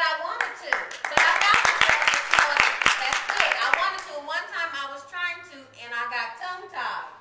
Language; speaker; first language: English; native; English